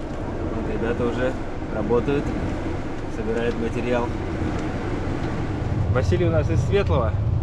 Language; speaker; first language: Russian; native; Russian